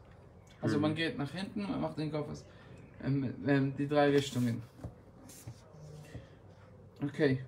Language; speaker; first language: German; non-native, fluent; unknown